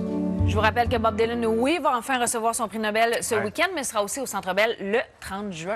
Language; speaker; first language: French; native; French